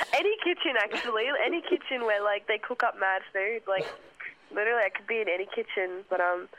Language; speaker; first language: English; non-native, local second language; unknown